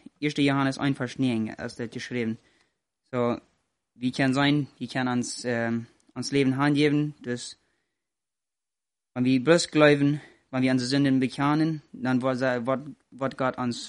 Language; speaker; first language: German; non-native, learner; Plautdietsch